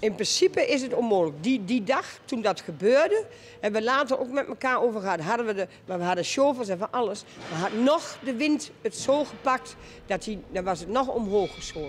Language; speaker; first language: Dutch; native; Dutch